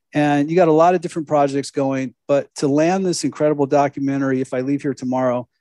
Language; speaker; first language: English; native; English